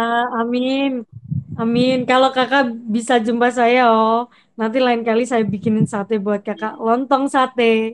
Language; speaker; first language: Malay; non-native, local second language; Javanese